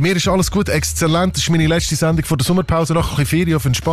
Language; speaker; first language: German; native; German